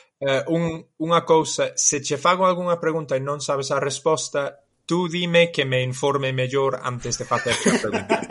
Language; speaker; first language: Galician; non-native, fluent; English